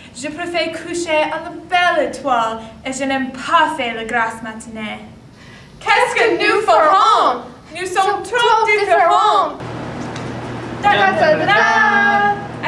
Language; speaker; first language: French; non-native, learner; English